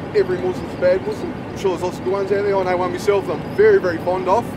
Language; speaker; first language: English; native; English